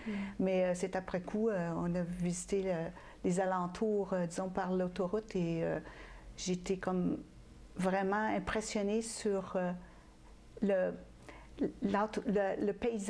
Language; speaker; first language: French; native; French